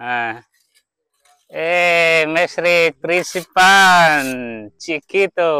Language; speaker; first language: Portuguese; non-native, learner; Vietnamese